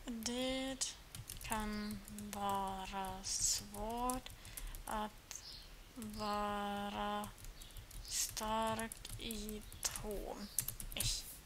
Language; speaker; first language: Swedish; non-native, learner; German